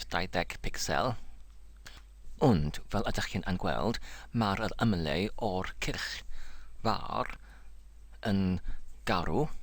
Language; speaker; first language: Welsh; non-native, learner; English